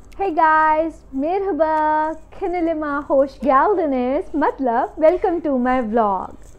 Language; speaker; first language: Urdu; native; Urdu